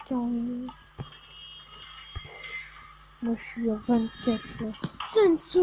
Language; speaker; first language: French; native; French